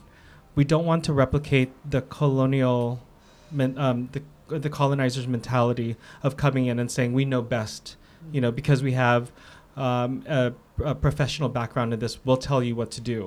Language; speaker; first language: English; native; English